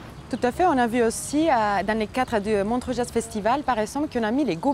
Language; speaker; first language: French; native; French